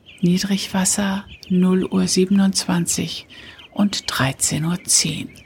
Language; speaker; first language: German; native; German